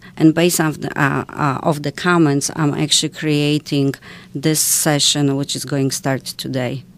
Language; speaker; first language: English; non-native, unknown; Polish